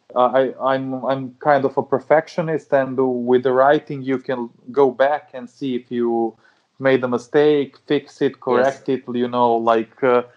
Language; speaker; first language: English; non-native, fluent; Serbian